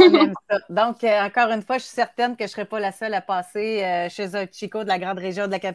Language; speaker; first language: French; native; French